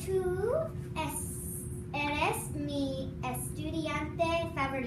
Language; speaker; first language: Spanish; non-native, learner; English